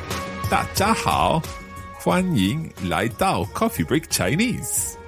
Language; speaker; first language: Chinese; non-native, learner; English